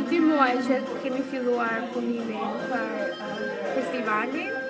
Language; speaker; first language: Albanian; early bilingual, other home language; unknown